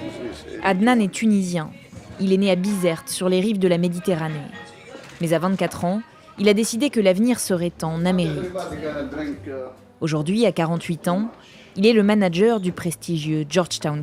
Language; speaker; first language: French; native; French